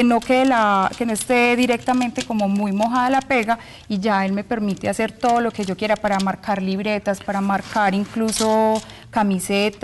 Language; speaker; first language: Spanish; native; Spanish